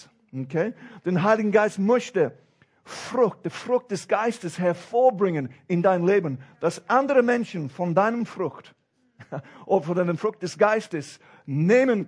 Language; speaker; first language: German; non-native, fluent; English